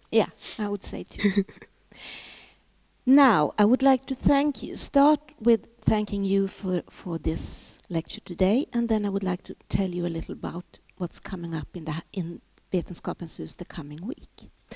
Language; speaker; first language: English; non-native, fluent; Swedish